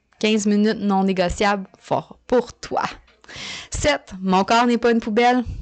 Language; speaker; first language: French; native; French